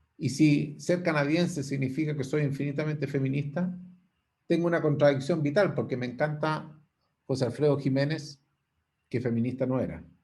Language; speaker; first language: Spanish; native; Spanish